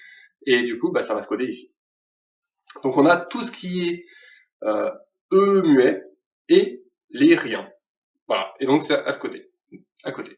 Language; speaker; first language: French; native; French